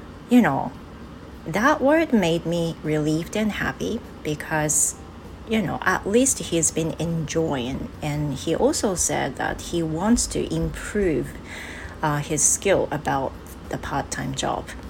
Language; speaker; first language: English; non-native, fluent; Japanese